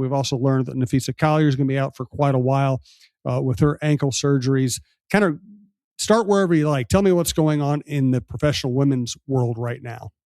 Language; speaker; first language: English; native; English